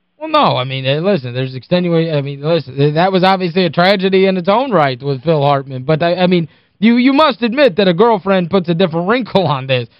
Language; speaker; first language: English; native; English